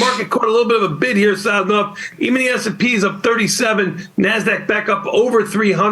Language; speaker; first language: English; native; English